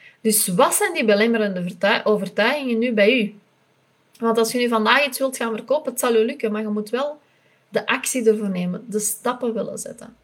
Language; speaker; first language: Dutch; native; Dutch